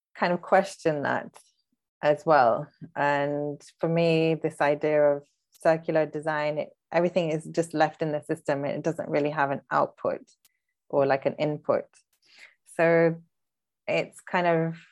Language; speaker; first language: English; early bilingual, other home language; Hindi